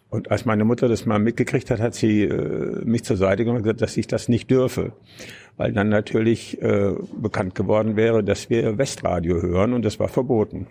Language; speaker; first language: German; native; German